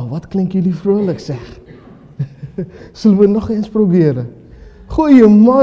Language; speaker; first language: Dutch; non-native, fluent; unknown